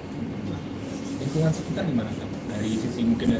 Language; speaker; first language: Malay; non-native, local second language; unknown